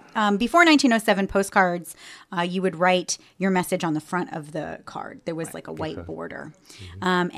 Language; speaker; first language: English; native; English